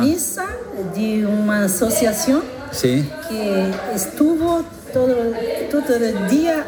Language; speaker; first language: Spanish; non-native, learner; Portuguese